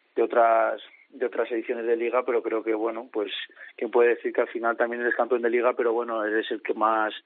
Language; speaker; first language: Spanish; native; Spanish